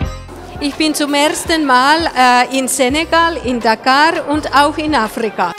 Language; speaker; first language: German; non-native, fluent; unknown